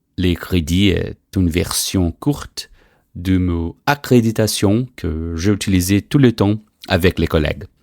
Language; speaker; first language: French; non-native, fluent; Portuguese